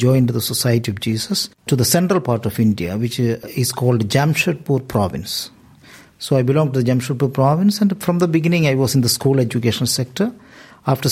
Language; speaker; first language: English; non-native, local second language; Malayalam